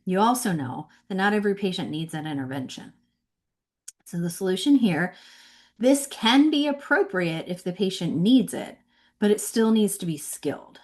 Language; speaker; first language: English; native; English